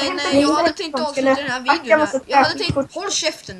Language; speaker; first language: Swedish; native; Swedish